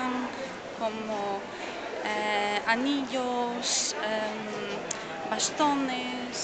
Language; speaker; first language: Spanish; non-native, fluent; Polish